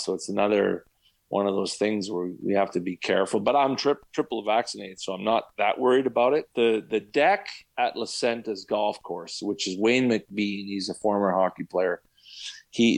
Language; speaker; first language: English; native; English